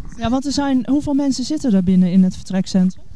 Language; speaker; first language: Dutch; native; Dutch